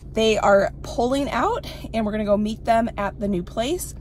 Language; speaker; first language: English; native; English